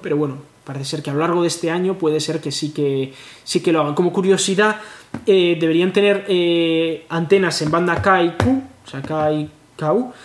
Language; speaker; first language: Spanish; native; Spanish